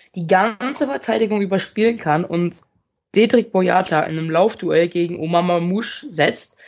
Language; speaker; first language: German; native; German